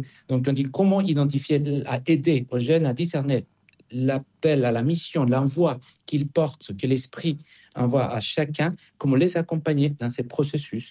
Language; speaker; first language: French; non-native, fluent; Spanish